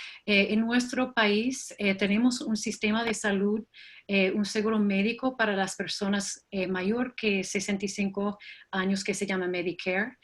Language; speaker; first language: Spanish; non-native, fluent; English